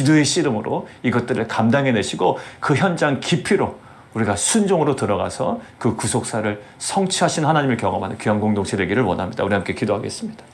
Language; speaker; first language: Korean; native; Korean